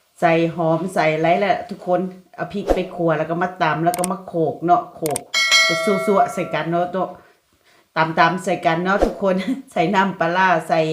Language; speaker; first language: Thai; non-native, local second language; Lao